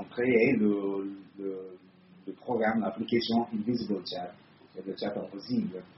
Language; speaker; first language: French; non-native, learner; Italian